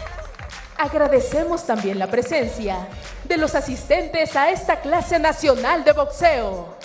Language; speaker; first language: Spanish; native; Spanish